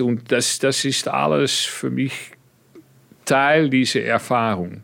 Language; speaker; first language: German; non-native, fluent; Dutch